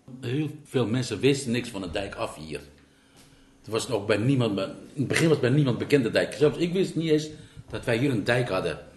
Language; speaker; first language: Dutch; non-native, fluent; Turkish